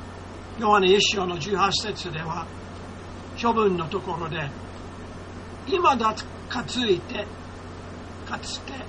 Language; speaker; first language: Japanese; non-native, fluent; English